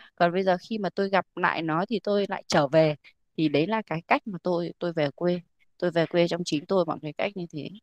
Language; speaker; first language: Vietnamese; native; Vietnamese